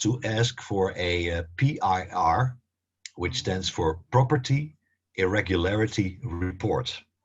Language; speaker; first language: English; non-native, fluent; Dutch